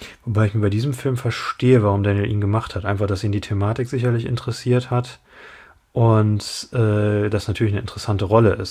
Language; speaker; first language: German; native; German